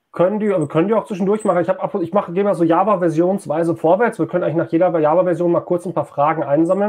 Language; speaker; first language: German; native; German